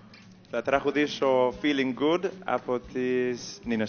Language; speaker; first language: Greek; non-native, learner; English